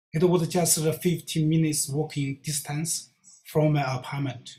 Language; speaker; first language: English; non-native, learner; Chinese